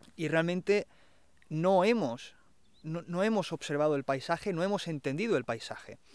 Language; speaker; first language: Spanish; native; Spanish